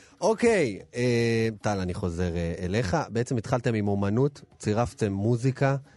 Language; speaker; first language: Hebrew; native; Hebrew